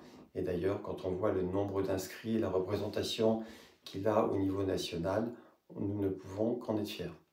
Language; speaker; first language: French; native; French